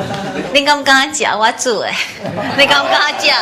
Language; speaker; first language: Chinese; early bilingual, heritage; Chinese